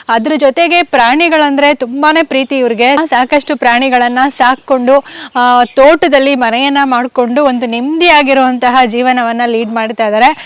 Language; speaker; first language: Kannada; native; Kannada